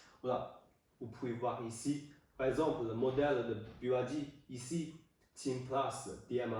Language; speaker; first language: French; non-native, learner; Chinese